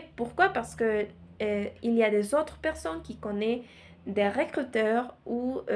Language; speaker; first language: French; non-native, learner; Spanish